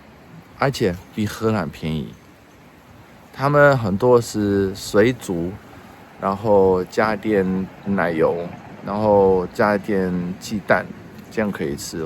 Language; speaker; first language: Chinese; non-native, fluent; Dutch